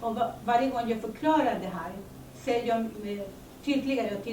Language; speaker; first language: Swedish; early bilingual, other home language; Spanish